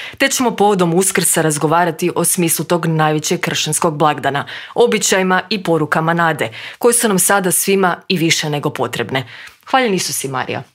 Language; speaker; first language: Croatian; native; Croatian